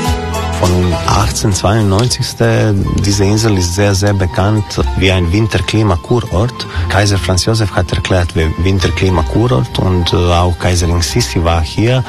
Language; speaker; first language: German; non-native, learner; Croatian